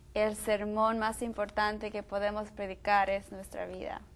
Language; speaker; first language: Spanish; native; Spanish